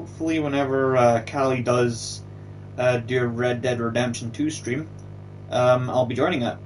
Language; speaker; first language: English; native; English